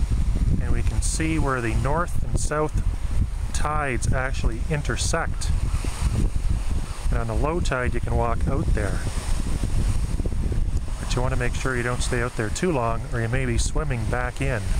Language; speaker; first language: English; native; English